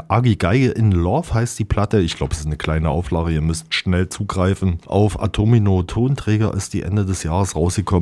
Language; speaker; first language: German; native; German